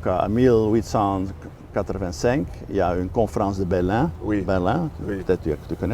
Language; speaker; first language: French; non-native, fluent; Dutch